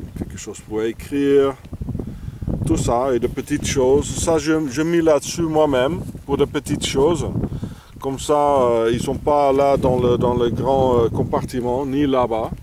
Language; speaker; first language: French; non-native, fluent; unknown